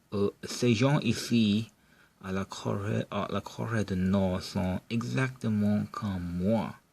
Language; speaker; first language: French; non-native, local second language; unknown